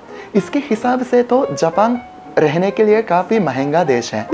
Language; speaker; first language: Hindi; non-native, fluent; Japanese